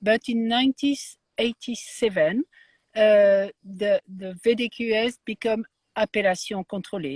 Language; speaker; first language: English; non-native, learner; French